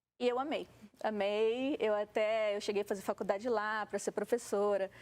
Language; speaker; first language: Portuguese; native; Portuguese